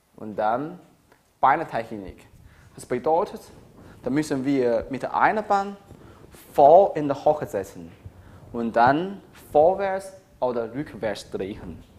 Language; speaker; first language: German; non-native, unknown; Chinese